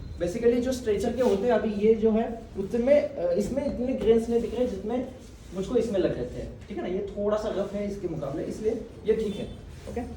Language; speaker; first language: Hindi; non-native, local second language; Marathi